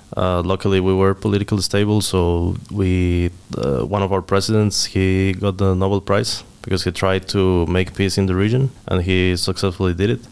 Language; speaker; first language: Norwegian; non-native, learner; Spanish